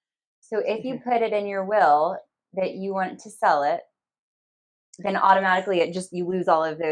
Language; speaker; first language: English; native; English